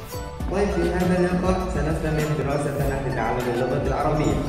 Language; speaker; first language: Arabic; non-native, fluent; Indonesian